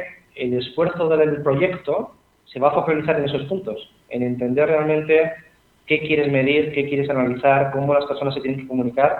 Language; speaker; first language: Spanish; native; Spanish